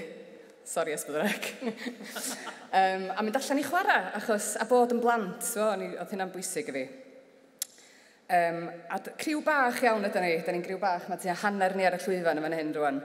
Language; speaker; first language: Welsh; native; Welsh